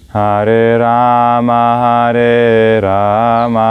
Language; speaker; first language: Hindi; non-native, learner; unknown